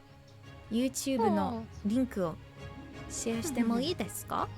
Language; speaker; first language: Japanese; non-native, learner; English